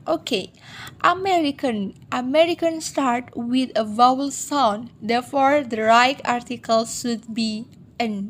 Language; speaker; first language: English; non-native, learner; Indonesian